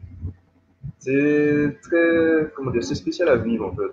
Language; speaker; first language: French; native; French